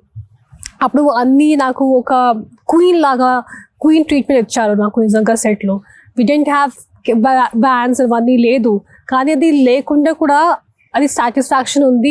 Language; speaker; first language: Telugu; non-native, local second language; Hindi